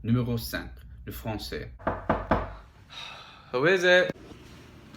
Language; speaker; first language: French; non-native, learner; English